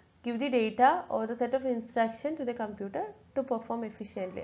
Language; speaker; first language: English; non-native, local second language; Malayalam